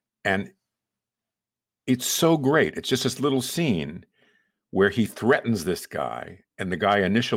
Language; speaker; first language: English; native; English